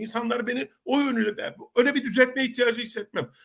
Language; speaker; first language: Turkish; native; Turkish